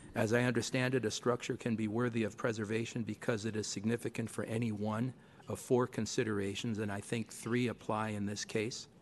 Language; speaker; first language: English; native; English